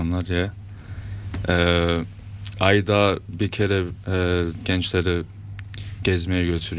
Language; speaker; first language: Turkish; early bilingual, heritage; Turkish